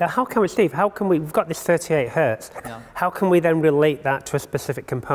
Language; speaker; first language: English; native; English